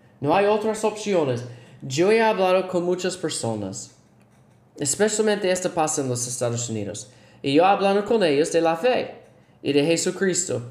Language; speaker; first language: Spanish; non-native, learner; English